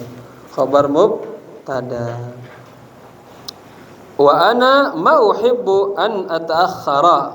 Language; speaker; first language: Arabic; non-native, fluent; Indonesian